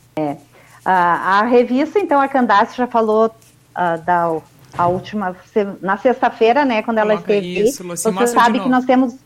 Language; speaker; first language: Portuguese; native; Portuguese